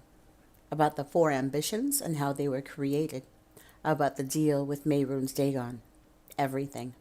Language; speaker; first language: English; native; English